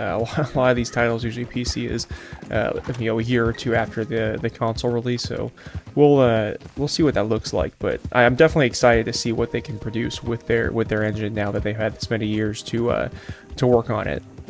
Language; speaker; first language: English; native; English